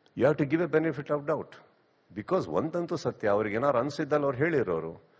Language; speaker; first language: Kannada; native; Kannada